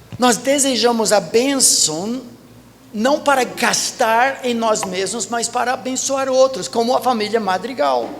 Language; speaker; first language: Portuguese; non-native, fluent; English